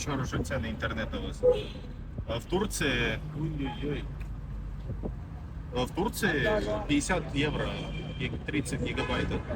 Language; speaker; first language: Russian; non-native, fluent; Latvian